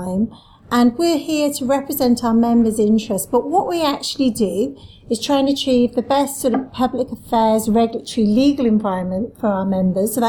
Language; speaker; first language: English; native; English